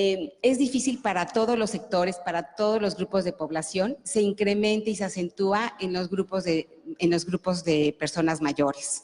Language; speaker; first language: Spanish; native; Spanish